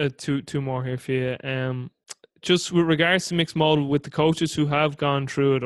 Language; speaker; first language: English; native; English